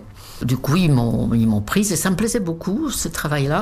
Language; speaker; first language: French; non-native, fluent; Czech